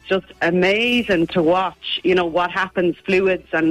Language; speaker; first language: English; native; English